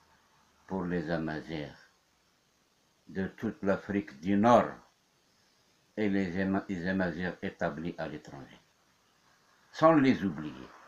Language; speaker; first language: French; non-native, local second language; Kabyle